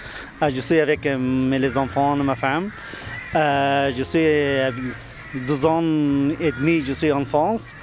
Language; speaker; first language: French; non-native, learner; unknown